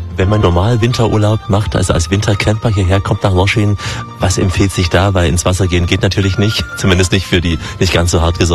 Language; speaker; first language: German; native; German